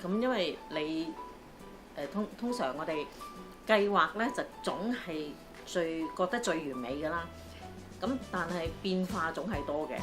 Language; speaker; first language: Cantonese; native; Cantonese